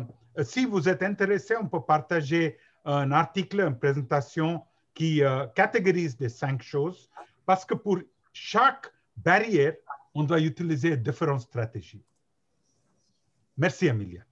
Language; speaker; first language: French; non-native, learner; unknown